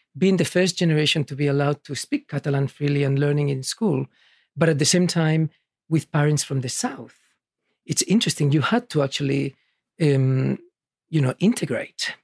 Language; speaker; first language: English; early bilingual, other home language; Catalan